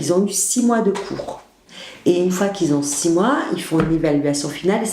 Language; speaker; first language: French; native; French